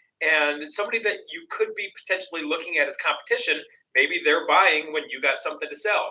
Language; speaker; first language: English; native; English